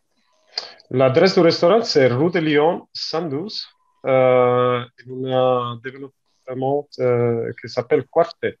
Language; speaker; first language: French; non-native, learner; Italian